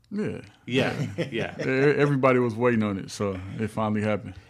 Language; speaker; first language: English; native; English